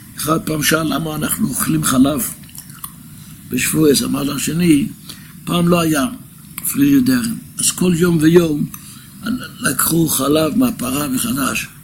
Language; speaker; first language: Hebrew; non-native, local second language; Yiddish